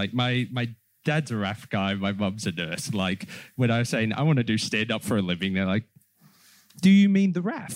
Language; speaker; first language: English; native; English